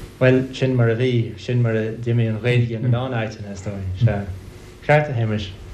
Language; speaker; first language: Irish; non-native, local second language; English